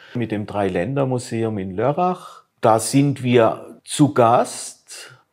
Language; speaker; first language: German; non-native, local second language; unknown